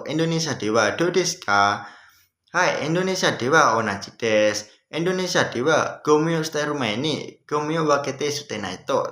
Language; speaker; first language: Japanese; non-native, learner; Indonesian